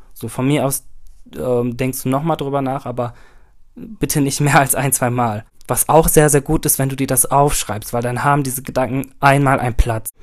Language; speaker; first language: German; early bilingual, other home language; Turkish